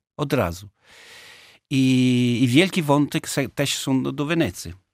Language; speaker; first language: Polish; non-native, learner; Italian